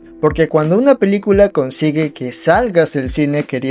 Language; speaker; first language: Spanish; native; Spanish